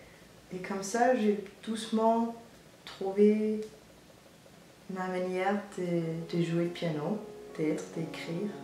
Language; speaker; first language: French; non-native, fluent; Danish